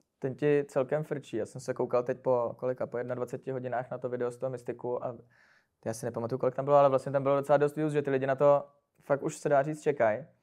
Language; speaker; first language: Czech; native; Czech